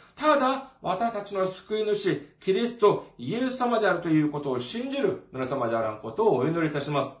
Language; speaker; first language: Japanese; non-native, fluent; Korean